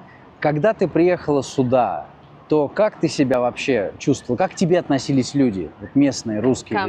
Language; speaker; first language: Russian; native; Russian